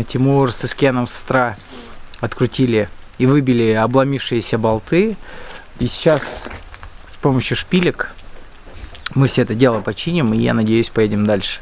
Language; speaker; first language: Russian; native; Russian